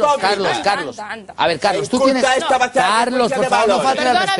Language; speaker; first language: Spanish; non-native, local second language; Catalan